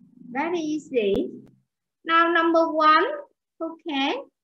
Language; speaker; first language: English; non-native, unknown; Vietnamese